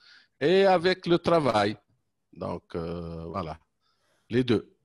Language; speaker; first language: French; non-native, local second language; Arabic